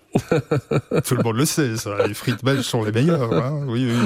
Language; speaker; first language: French; native; French